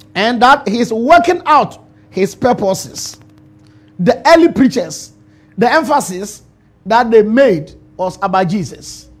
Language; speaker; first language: English; non-native, local second language; Ewe